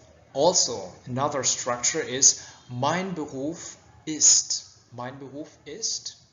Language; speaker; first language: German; non-native, fluent; Vietnamese